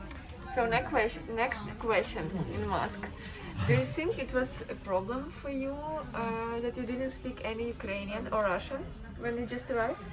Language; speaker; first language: English; non-native, fluent; Ukrainian